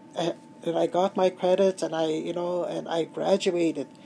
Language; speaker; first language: English; native; English